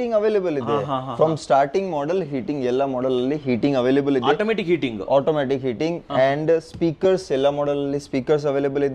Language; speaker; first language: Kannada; non-native, local second language; Hindi